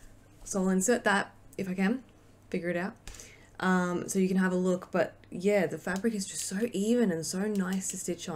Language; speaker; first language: English; native; English